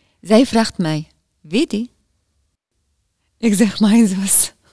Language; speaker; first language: Dutch; non-native, learner; Arabic